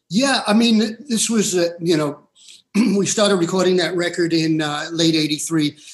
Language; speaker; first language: English; native; English